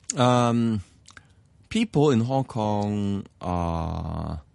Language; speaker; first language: English; non-native, local second language; Cantonese